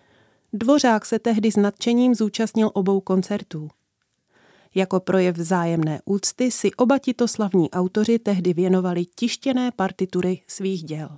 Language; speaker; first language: Czech; native; Czech